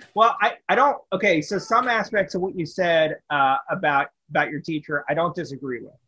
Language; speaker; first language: English; native; English